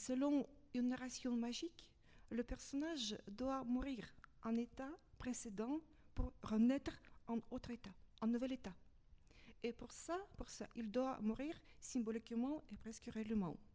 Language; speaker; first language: French; non-native, fluent; Russian